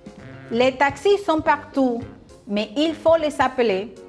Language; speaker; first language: French; non-native, fluent; Spanish